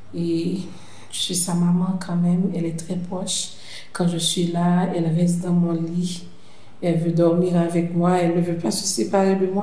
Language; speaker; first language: French; non-native, local second language; Haitian Creole